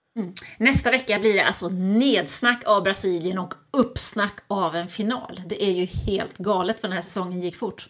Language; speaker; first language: Swedish; early bilingual, other home language; German